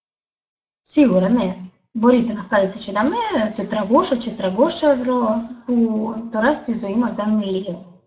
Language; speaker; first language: Greek; non-native, learner; Russian